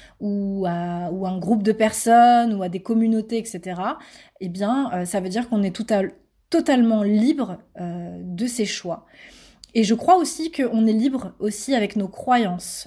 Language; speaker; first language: French; native; French